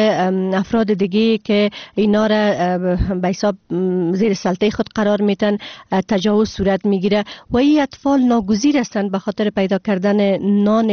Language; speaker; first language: Persian; native; Persian